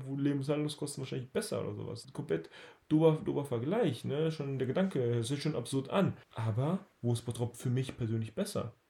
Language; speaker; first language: German; native; German